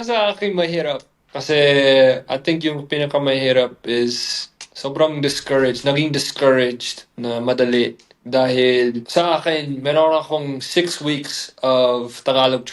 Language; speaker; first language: Filipino; non-native, fluent; English